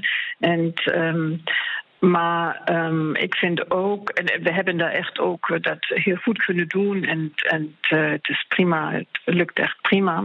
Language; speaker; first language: Dutch; non-native, fluent; German